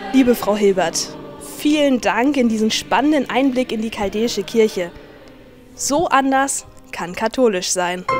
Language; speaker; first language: German; native; German